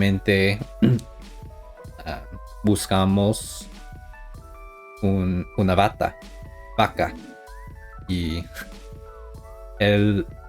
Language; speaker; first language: Spanish; non-native, learner; English